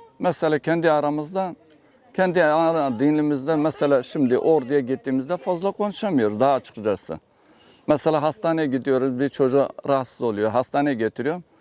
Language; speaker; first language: Turkish; non-native, local second language; Kurdish